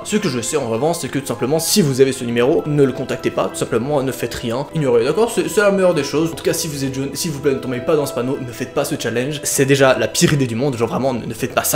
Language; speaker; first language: French; native; French